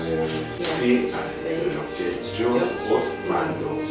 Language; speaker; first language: Spanish; non-native, learner; Korean